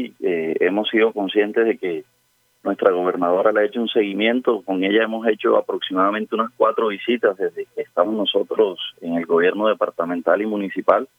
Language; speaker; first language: Spanish; native; Spanish